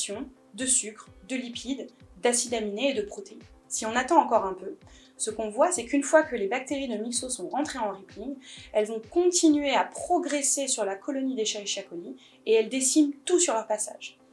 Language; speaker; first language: French; native; French